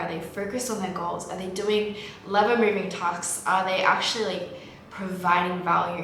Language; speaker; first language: English; native; English